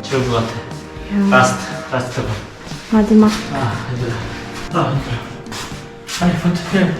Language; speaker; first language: Korean; native; Korean